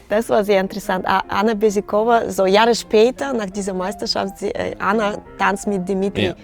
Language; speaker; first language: German; non-native, learner; Russian